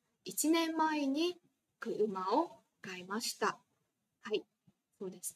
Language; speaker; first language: Japanese; non-native, fluent; Vietnamese